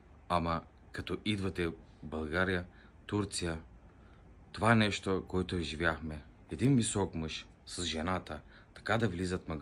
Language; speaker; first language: Bulgarian; non-native, local second language; Turkish